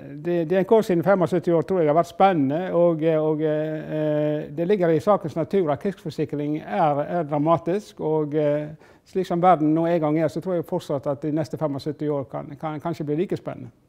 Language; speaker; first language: Norwegian; native; Norwegian